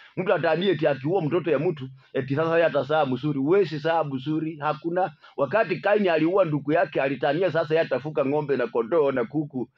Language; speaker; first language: Swahili; non-native, local second language; Luyia